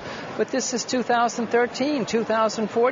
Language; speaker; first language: English; native; English